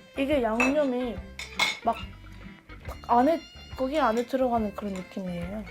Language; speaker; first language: Korean; non-native, fluent; Italian